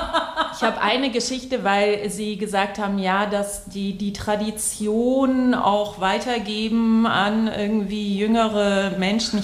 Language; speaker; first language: German; native; German